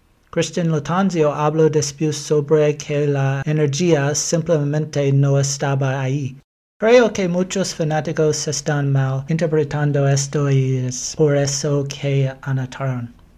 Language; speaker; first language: Spanish; non-native, learner; English